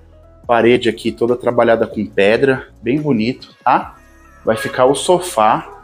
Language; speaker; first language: Portuguese; native; Portuguese